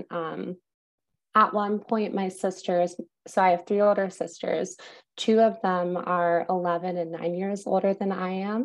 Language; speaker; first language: English; native; English